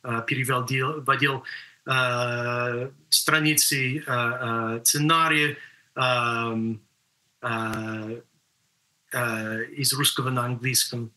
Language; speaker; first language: Russian; non-native, fluent; English